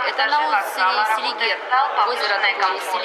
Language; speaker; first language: Russian; native; Russian